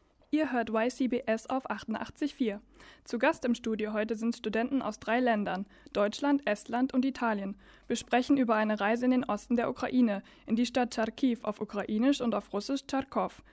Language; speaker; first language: German; native; German